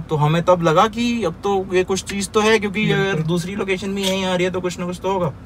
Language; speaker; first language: Hindi; native; Hindi